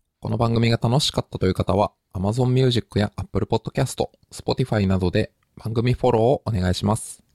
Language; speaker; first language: Japanese; native; Japanese